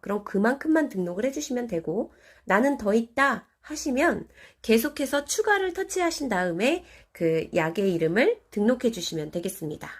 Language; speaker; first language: Korean; native; Korean